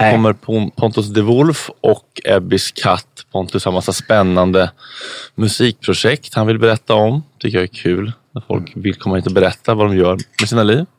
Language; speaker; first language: Swedish; native; Swedish